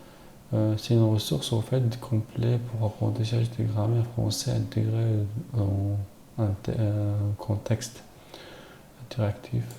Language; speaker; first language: French; non-native, learner; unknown